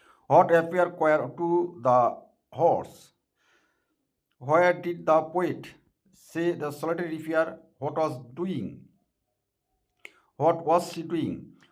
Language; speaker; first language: English; non-native, local second language; Bangla